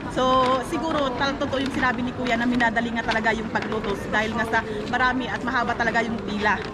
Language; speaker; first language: Filipino; non-native, local second language; Iloko